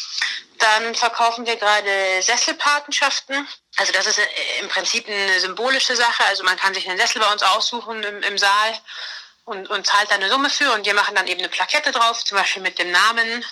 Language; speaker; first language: German; native; German